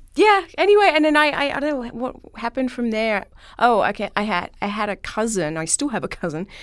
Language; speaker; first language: English; native; English